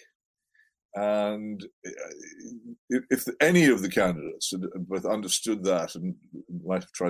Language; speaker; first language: English; native; English